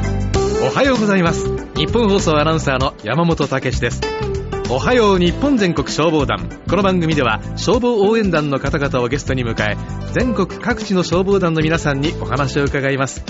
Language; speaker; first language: Japanese; native; Japanese